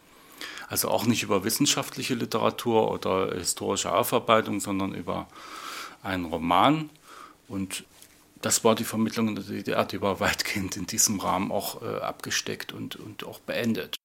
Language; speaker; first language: German; native; German